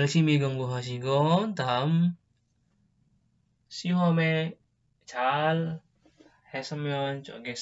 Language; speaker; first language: Korean; non-native, fluent; Indonesian